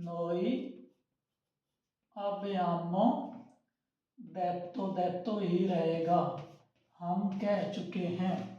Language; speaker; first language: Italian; non-native, learner; Urdu